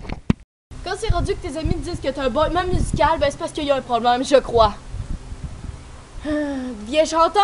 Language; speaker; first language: French; native; French